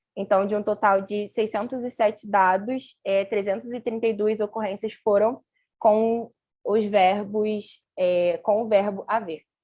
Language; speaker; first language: Portuguese; native; Portuguese